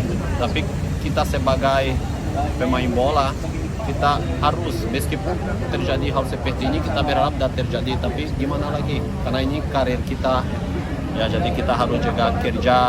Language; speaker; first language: Indonesian; non-native, fluent; Portuguese